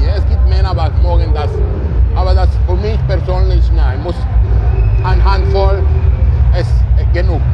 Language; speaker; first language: German; non-native, fluent; Italian